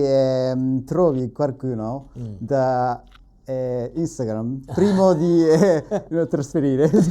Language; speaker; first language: Italian; non-native, learner; Japanese